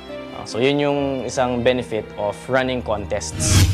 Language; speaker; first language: Filipino; native; Filipino